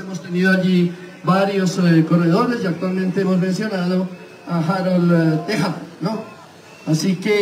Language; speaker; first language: Spanish; native; Spanish